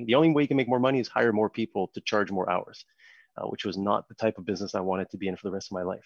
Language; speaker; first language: English; non-native, fluent; French